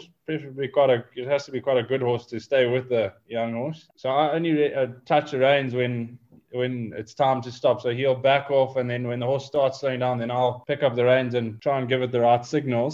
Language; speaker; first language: English; native; English